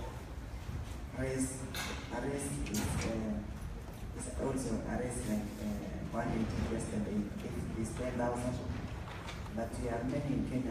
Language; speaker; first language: English; non-native, learner; Kalenjin